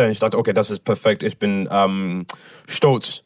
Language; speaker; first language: German; non-native, learner; English